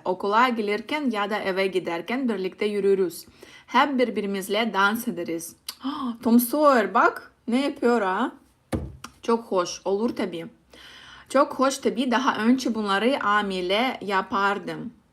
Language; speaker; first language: Turkish; non-native, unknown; Russian